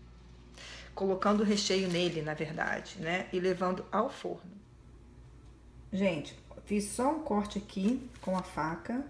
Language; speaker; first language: Portuguese; native; Portuguese